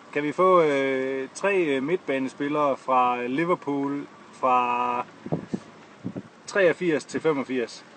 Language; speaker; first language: Danish; native; Danish